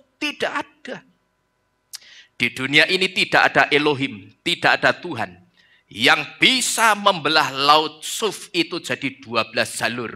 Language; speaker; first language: Indonesian; native; Indonesian